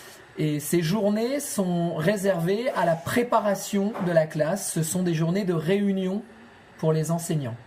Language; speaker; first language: French; native; French